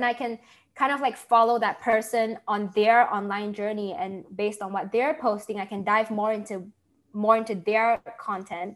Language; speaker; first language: English; non-native, local second language; Malay